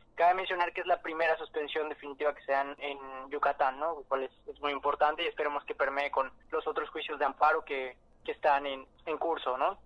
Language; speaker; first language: Spanish; native; Spanish